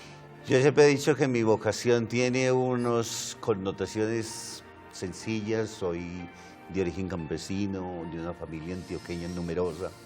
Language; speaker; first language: Spanish; native; Spanish